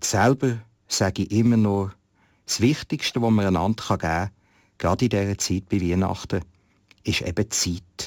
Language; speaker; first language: German; native; German